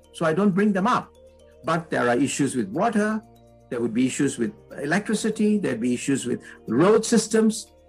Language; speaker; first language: English; non-native, local second language; Tamil